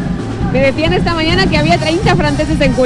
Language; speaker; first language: Spanish; native; Spanish